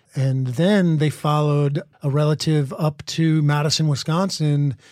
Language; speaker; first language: English; native; English